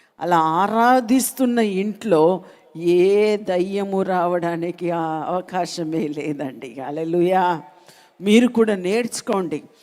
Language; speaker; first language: Telugu; non-native, local second language; Malayalam